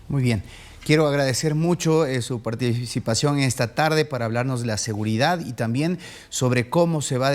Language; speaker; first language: Spanish; native; Spanish